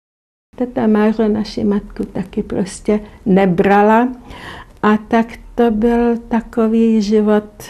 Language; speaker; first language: Czech; non-native, local second language; German